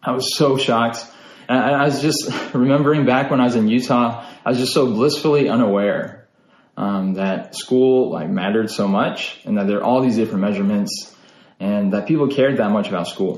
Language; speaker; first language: English; native; English